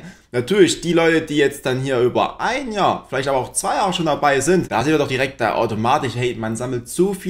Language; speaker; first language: German; native; German